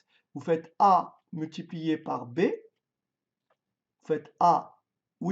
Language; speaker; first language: French; native; French